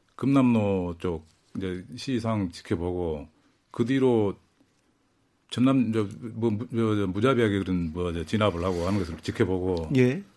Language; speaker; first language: Korean; native; Korean